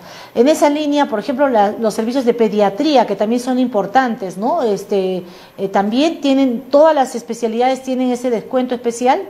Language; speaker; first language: Spanish; native; Spanish